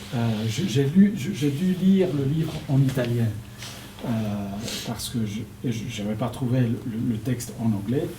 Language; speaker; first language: French; non-native, fluent; Spanish